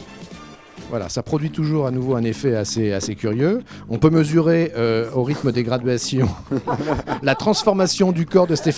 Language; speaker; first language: French; native; French